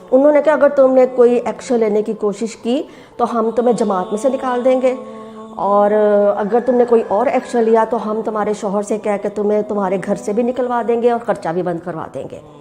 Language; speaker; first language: Urdu; native; Urdu